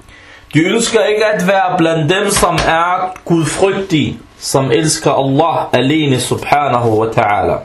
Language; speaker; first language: Danish; non-native, fluent; Arabic